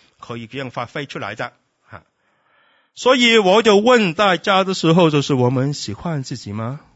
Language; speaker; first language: Chinese; non-native, local second language; Cantonese